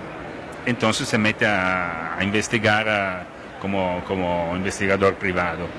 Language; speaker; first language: Spanish; non-native, fluent; Italian